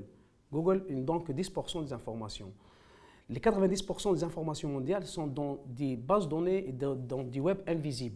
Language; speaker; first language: French; non-native, local second language; Arabic